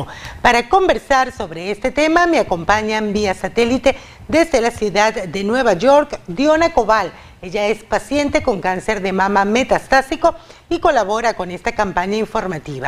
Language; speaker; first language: Spanish; native; Spanish